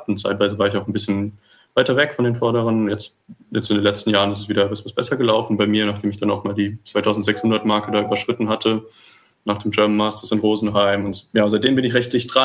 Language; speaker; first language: German; native; German